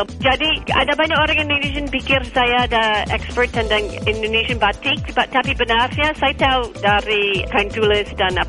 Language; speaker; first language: Indonesian; non-native, learner; English